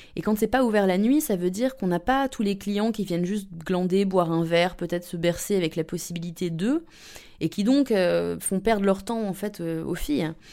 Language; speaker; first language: French; native; French